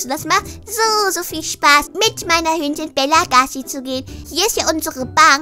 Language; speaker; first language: German; native; German